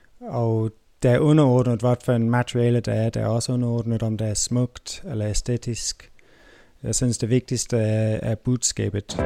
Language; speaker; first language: Danish; non-native, fluent; English